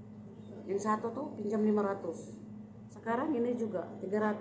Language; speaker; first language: Indonesian; non-native, learner; Filipino